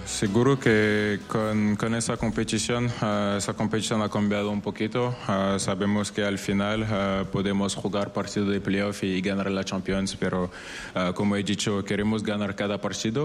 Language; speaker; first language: Spanish; non-native, fluent; French